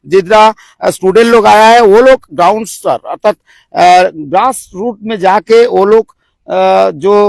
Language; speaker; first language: Hindi; non-native, local second language; Bangla